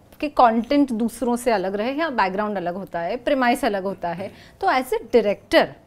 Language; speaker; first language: Hindi; non-native, local second language; Gujarati